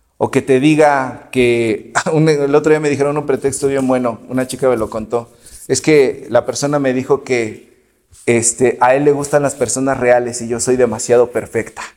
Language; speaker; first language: Spanish; native; Spanish